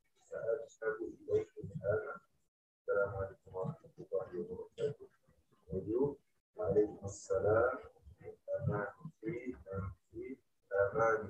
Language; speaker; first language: Arabic; non-native, learner; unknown